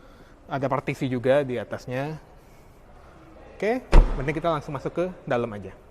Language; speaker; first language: Indonesian; native; Indonesian